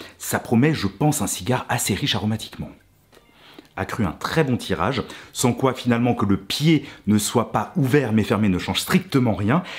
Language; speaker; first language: French; native; French